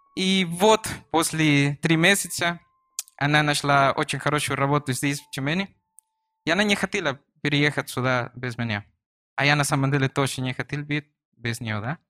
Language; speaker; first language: Russian; non-native, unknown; Spanish